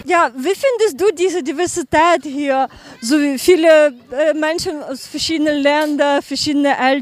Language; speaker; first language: German; non-native, learner; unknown